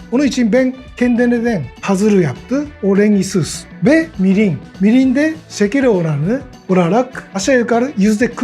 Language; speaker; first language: Turkish; non-native, learner; Japanese